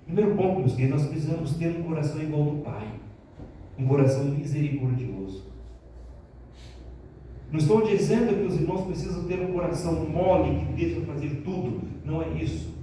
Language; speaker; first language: Portuguese; native; Portuguese